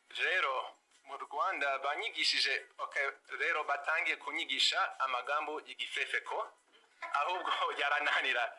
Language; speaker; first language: Kinyarwanda; non-native, fluent; English